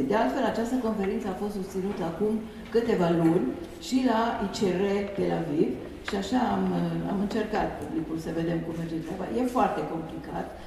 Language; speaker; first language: Romanian; early bilingual, heritage; Romanian